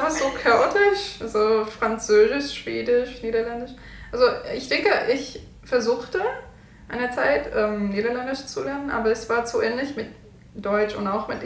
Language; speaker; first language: German; non-native, learner; English